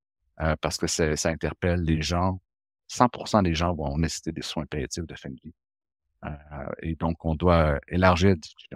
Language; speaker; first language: French; native; French